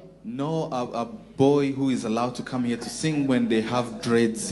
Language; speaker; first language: English; non-native, local second language; Kinyarwanda